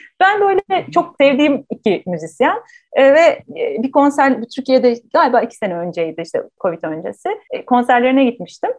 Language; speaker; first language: Turkish; native; Turkish